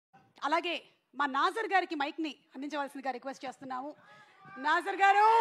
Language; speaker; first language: Telugu; native; Telugu